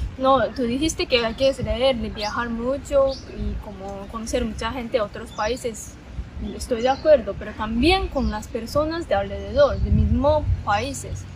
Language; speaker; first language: Spanish; non-native, learner; Japanese